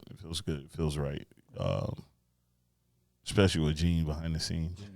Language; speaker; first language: English; native; English